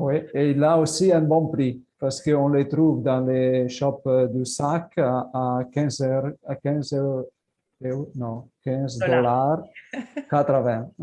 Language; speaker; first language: French; non-native, fluent; Italian